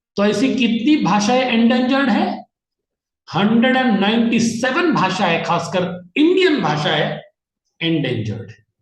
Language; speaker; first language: Hindi; non-native, local second language; Marathi